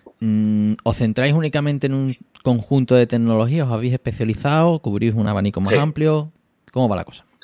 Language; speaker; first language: Spanish; native; Spanish